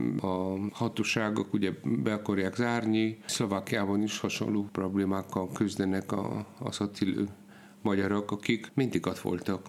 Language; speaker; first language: Hungarian; non-native, fluent; Polish